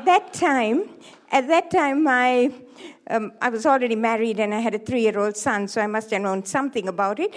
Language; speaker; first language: English; non-native, local second language; Tamil